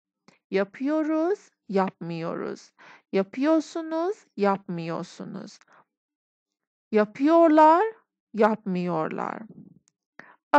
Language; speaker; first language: Turkish; non-native, fluent; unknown